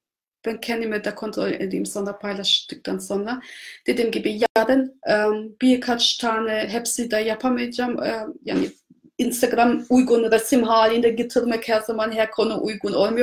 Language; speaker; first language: Turkish; non-native, fluent; German